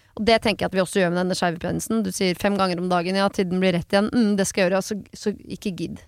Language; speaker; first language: Norwegian; native; Norwegian